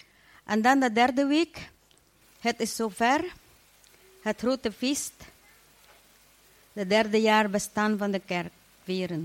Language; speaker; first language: Dutch; non-native, fluent; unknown